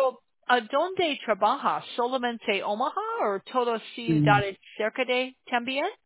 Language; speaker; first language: Spanish; non-native, learner; English